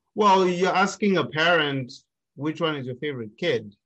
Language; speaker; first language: English; non-native, local second language; Shona